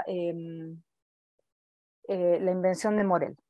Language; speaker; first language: Spanish; native; Spanish